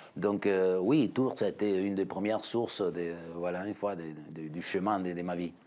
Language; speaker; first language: French; non-native, fluent; Spanish